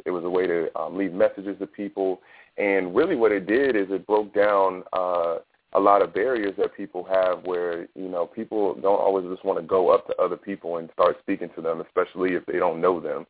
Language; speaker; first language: English; native; English